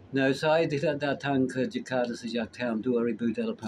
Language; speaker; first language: Indonesian; non-native, fluent; English